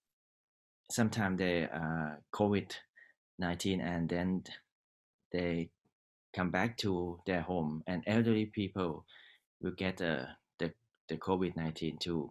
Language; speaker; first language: English; non-native, learner; Thai